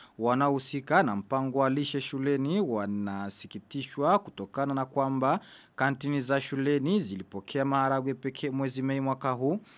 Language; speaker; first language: Swahili; non-native, local second language; Rundi